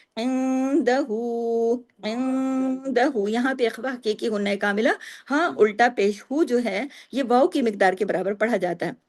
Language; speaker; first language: Urdu; native; Urdu